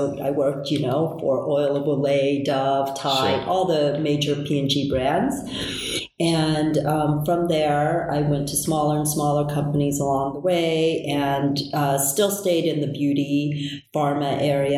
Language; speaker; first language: English; early bilingual, other home language; Korean